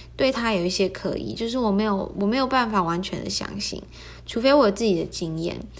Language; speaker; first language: Chinese; early bilingual, heritage; Chinese